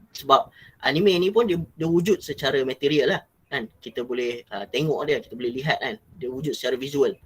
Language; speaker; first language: Malay; native; Malay